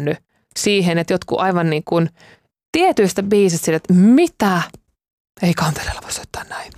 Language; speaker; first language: Finnish; native; Finnish